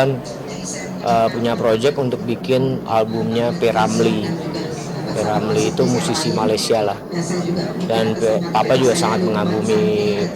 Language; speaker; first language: Indonesian; native; Indonesian